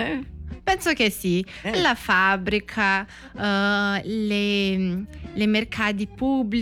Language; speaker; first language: Italian; non-native, learner; Portuguese